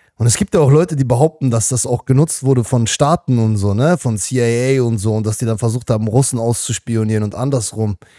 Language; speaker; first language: German; native; German